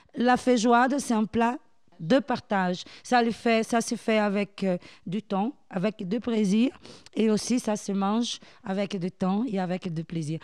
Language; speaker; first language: French; non-native, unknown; Portuguese